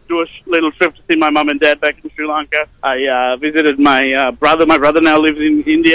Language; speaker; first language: English; non-native, local second language; Sinhala